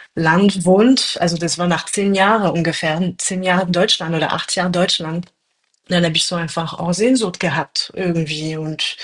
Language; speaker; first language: German; non-native, fluent; French